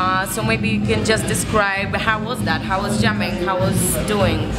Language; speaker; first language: English; non-native, fluent; Polish